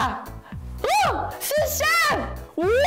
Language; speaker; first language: Chinese; non-native, learner; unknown